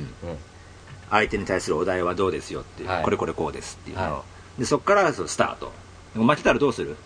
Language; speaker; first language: Japanese; native; Japanese